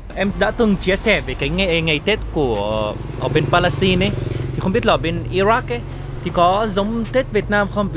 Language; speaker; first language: Vietnamese; non-native, fluent; Arabic